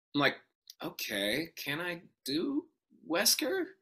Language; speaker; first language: English; native; English